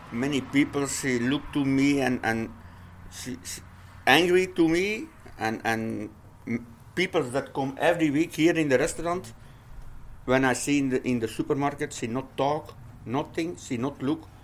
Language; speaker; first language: English; non-native, learner; Dutch